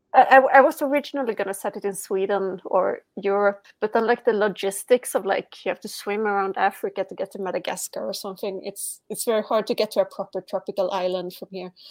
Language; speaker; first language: English; non-native, fluent; Swedish